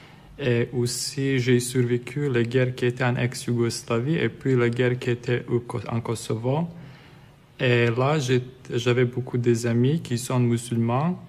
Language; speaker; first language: French; non-native, fluent; Serbian